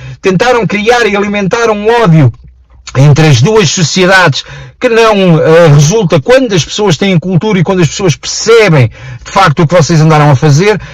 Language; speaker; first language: Portuguese; native; Portuguese